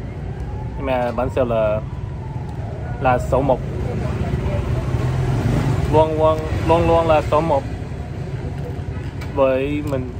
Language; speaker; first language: Vietnamese; non-native, learner; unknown